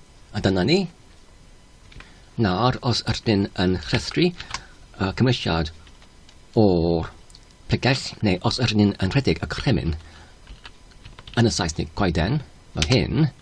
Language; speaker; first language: Welsh; non-native, fluent; English